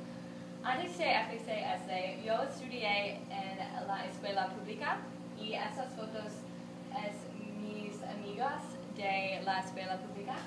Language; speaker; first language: Spanish; non-native, learner; English